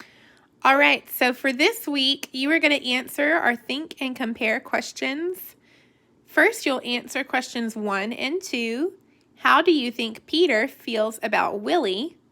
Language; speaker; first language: English; native; English